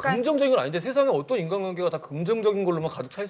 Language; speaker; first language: Korean; native; Korean